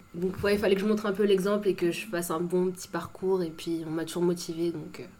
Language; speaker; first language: French; native; French